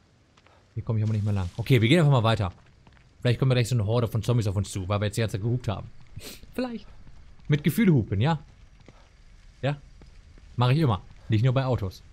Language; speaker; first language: German; native; German